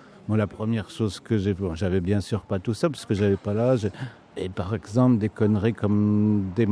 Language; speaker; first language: French; native; French